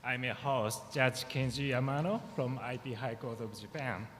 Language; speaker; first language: English; non-native, fluent; Japanese